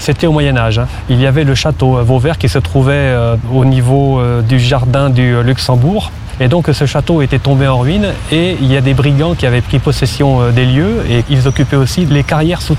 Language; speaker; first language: French; native; French